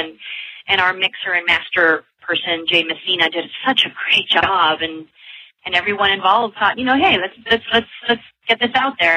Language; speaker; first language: English; non-native, local second language; Filipino